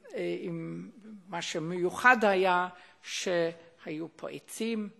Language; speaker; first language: Hebrew; non-native, fluent; German